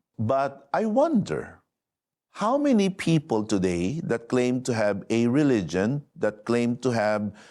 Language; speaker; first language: English; non-native, local second language; Filipino